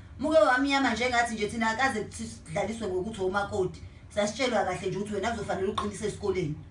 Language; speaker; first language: Zulu; native; Zulu